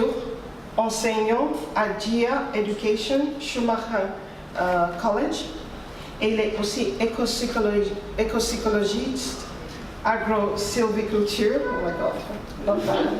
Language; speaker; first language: French; non-native, fluent; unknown